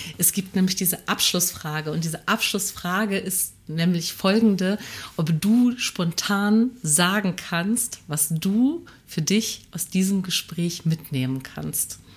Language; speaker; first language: German; native; German